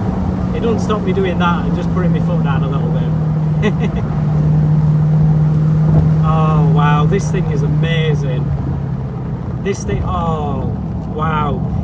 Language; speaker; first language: English; native; English